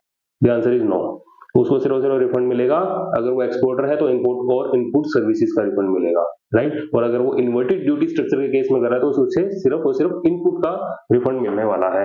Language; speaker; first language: Hindi; native; Hindi